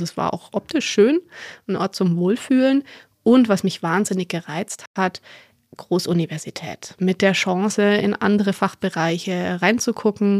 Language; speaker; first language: German; native; German